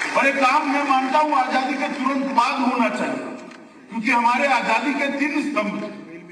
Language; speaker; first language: Hindi; non-native, local second language; Gujarati